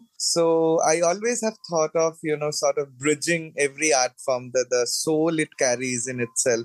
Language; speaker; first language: English; non-native, local second language; Bangla